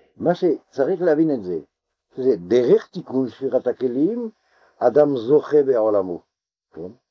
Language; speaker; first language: Hebrew; non-native, fluent; French